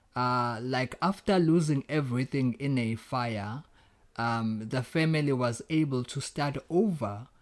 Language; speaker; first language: English; non-native, local second language; Zulu